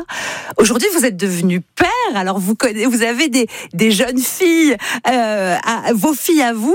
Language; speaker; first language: French; native; French